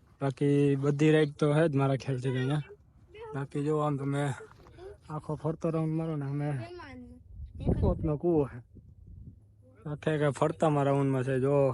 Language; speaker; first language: Gujarati; native; Gujarati